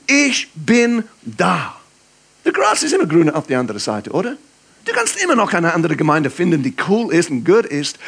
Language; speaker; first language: German; non-native, fluent; English